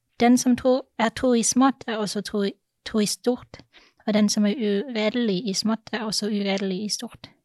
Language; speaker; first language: Norwegian; non-native, fluent; English